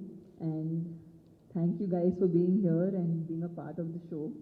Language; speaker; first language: Telugu; non-native, fluent; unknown